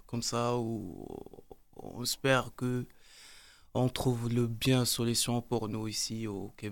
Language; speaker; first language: French; non-native, learner; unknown